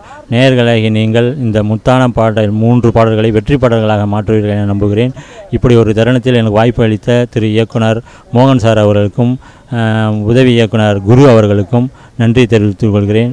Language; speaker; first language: Tamil; native; Tamil